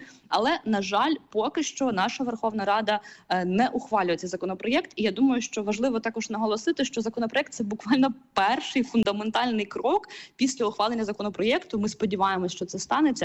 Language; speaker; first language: Ukrainian; native; Ukrainian